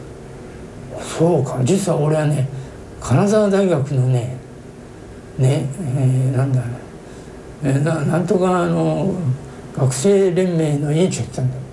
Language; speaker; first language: Japanese; native; Japanese